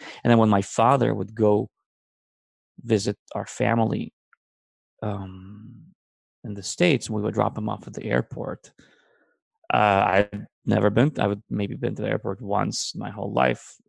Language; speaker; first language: English; non-native, fluent; Hebrew